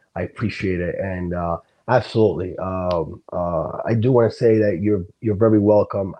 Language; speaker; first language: English; early bilingual, other home language; Sicilian